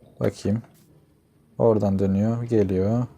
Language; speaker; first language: Turkish; native; Turkish